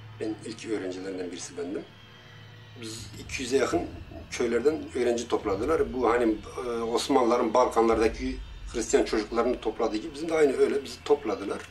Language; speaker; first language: Turkish; non-native, local second language; Kurdish